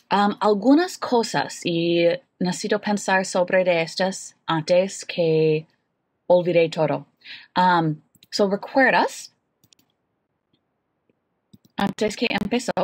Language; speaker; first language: Spanish; non-native, fluent; English